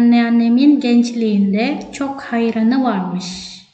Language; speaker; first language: Turkish; non-native, fluent; Indonesian